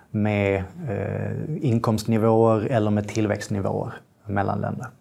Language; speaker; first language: Swedish; native; Swedish